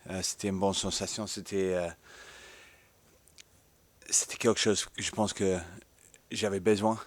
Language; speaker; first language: French; non-native, fluent; English